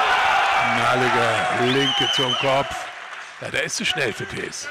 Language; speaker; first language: German; native; German